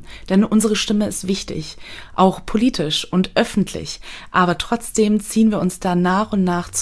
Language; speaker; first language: German; native; German